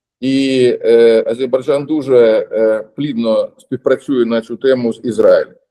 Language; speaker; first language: Ukrainian; non-native, local second language; Russian